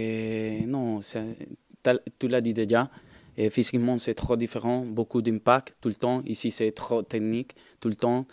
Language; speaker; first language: French; non-native, learner; Spanish